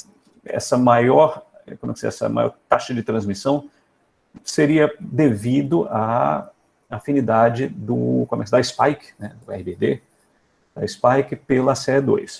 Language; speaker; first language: Portuguese; native; Portuguese